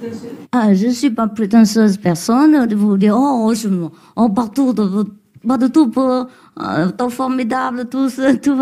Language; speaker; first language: French; non-native, learner; Vietnamese